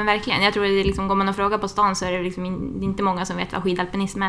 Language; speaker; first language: Swedish; native; Swedish